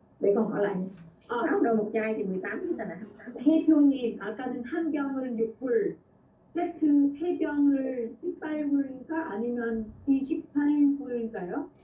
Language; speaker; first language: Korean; non-native, fluent; Vietnamese